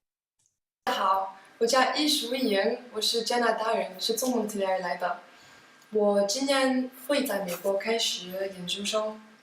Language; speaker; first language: Chinese; non-native, fluent; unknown